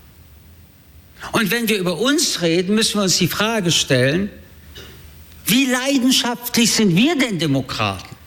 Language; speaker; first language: German; early bilingual, other home language; French